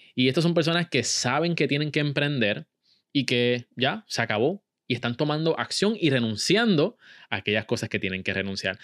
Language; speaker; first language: Spanish; native; Spanish